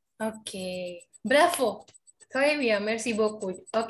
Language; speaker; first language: French; non-native, fluent; Indonesian